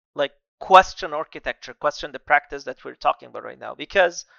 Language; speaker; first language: English; non-native, fluent; Arabic